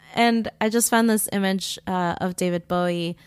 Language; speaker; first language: English; early bilingual, other home language; Spanish